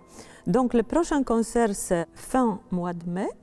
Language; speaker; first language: French; non-native, fluent; Polish